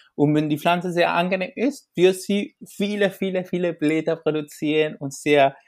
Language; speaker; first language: German; non-native, fluent; Spanish